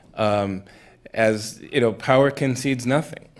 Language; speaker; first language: English; native; English